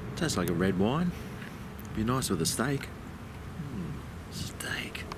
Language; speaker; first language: English; native; English